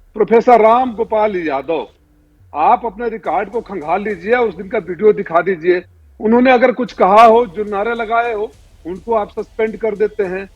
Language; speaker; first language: Hindi; native; Hindi